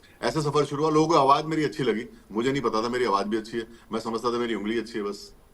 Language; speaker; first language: Hindi; native; Hindi